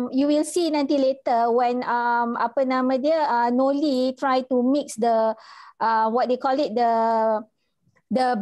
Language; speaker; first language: English; non-native, local second language; Malay